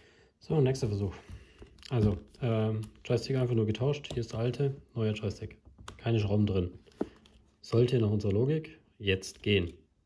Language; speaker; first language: German; native; German